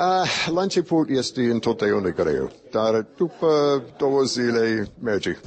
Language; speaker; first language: Romanian; non-native, fluent; English